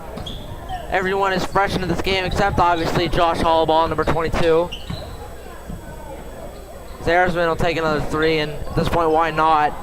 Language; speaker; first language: English; native; English